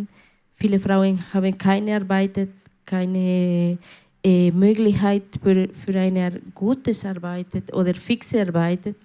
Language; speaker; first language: German; non-native, learner; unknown